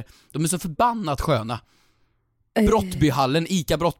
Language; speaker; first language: Swedish; native; Swedish